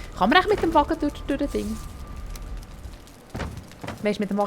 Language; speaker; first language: German; native; German